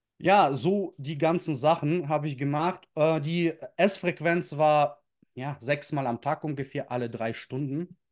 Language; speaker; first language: German; early bilingual, other home language; Russian